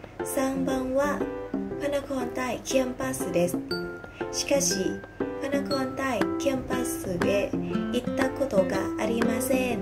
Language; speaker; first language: Japanese; non-native, learner; Thai